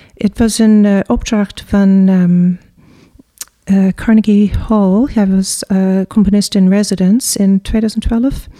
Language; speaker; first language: Dutch; non-native, fluent; English